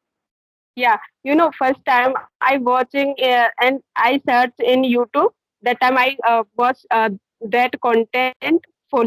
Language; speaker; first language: English; non-native, learner; Hindi